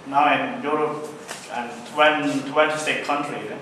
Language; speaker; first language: English; non-native, learner; Thai